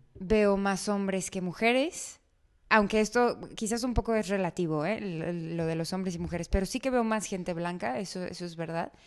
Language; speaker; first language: Spanish; native; Spanish